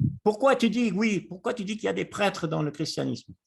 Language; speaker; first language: French; native; French